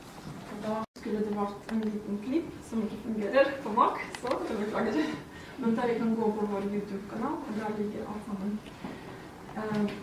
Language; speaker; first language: Norwegian; non-native, fluent; Ukrainian